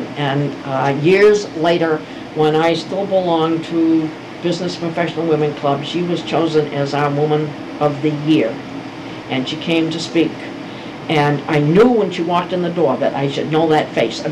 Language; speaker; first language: English; native; English